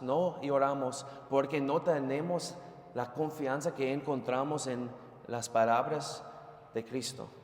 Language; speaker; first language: Spanish; non-native, fluent; English